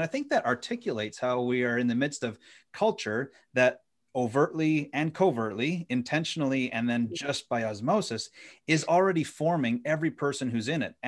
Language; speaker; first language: English; native; English